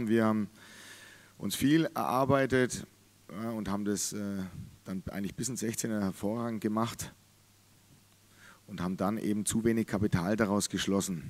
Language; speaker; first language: German; native; German